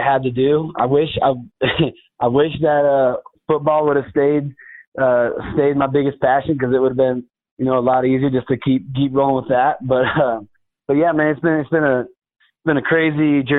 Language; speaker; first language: English; native; English